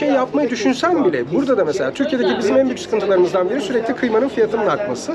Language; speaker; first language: Turkish; native; Turkish